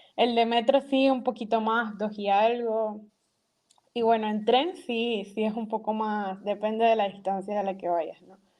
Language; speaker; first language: Spanish; native; Spanish